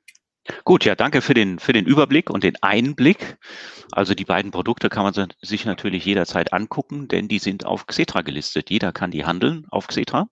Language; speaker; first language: German; native; German